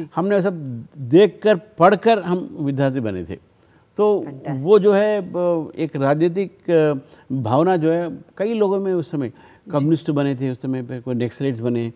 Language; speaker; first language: Hindi; non-native, local second language; Telugu